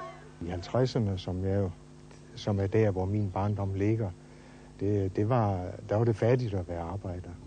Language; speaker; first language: Danish; native; Danish